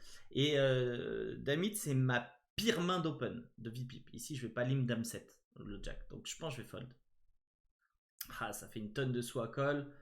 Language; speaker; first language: French; native; French